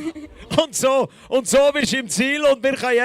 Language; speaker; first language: German; native; German